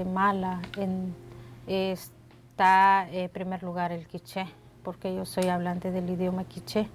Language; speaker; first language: Spanish; non-native, local second language; Kʼicheʼ